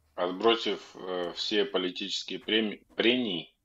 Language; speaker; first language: Russian; native; Russian